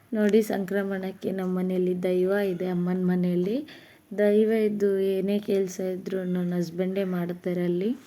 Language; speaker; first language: Kannada; non-native, local second language; Tulu